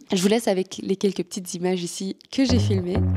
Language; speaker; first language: French; native; French